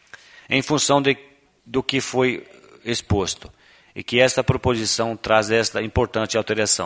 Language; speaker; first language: Portuguese; native; Portuguese